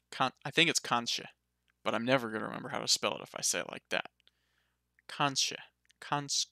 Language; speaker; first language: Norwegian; non-native, learner; English